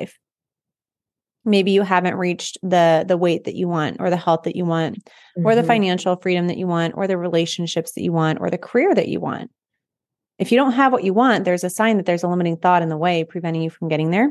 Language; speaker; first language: English; native; English